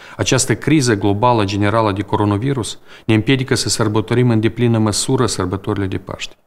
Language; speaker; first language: Romanian; native; Romanian